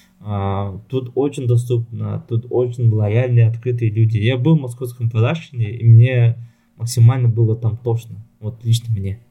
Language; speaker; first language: Russian; non-native, local second language; Yakut